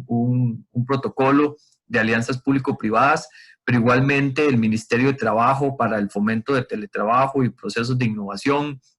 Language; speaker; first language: Spanish; native; Spanish